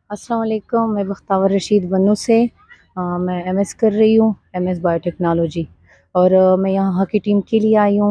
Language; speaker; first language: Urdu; non-native, local second language; Pashto